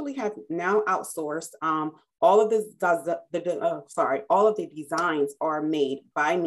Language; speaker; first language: English; native; English